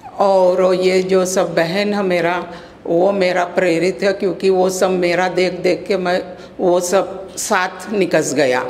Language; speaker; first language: Hindi; early bilingual, heritage; Caribbean Hindustani